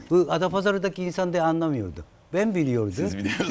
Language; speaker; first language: Turkish; non-native, learner; Japanese